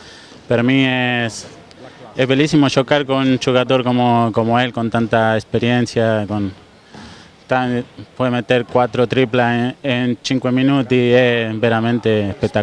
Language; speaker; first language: Italian; non-native, learner; Spanish